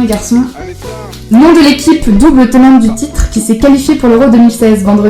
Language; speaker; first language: French; native; French